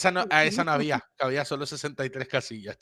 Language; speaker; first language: Spanish; native; Spanish